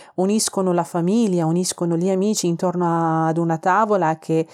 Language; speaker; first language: Italian; non-native, fluent; Persian